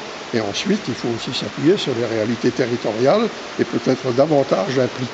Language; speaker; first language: French; native; French